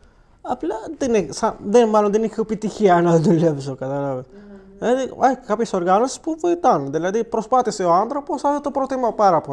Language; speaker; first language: Greek; non-native, learner; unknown